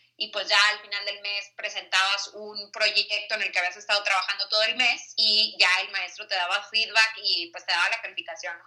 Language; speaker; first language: Spanish; native; Spanish